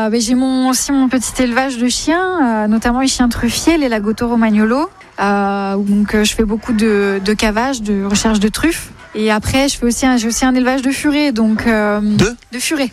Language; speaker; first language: French; native; French